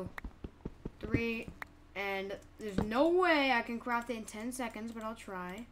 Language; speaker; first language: English; native; English